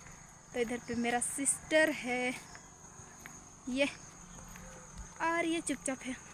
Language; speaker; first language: Hindi; non-native, local second language; Santali